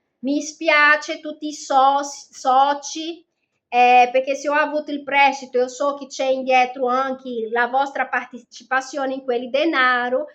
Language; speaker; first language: Italian; non-native, fluent; Portuguese